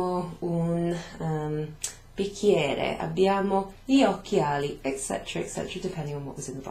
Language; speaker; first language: Italian; non-native, fluent; English